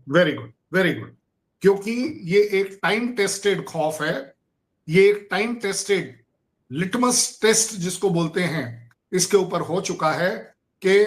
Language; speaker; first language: Hindi; native; Hindi